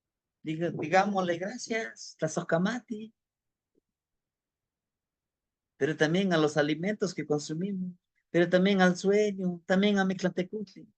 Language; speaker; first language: Spanish; native; Spanish